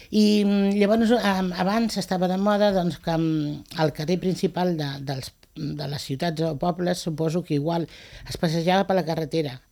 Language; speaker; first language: Catalan; non-native, local second language; Spanish